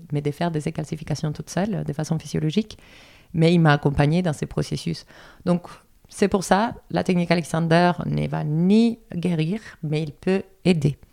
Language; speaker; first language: French; non-native, fluent; Spanish